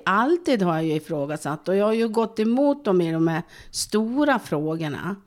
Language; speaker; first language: Swedish; native; Swedish